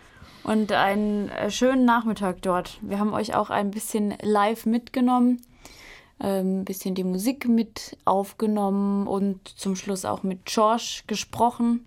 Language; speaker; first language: German; native; German